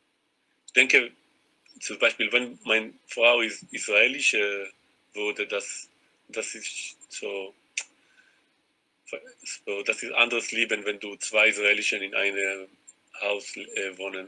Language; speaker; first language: German; non-native, learner; Hebrew